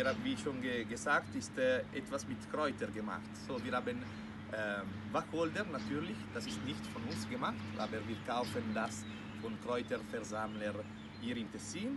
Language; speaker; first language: German; non-native, local second language; Italian